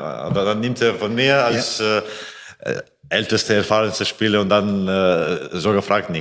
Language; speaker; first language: German; non-native, fluent; Latvian